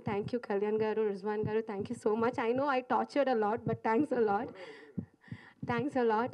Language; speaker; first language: Telugu; non-native, learner; Malayalam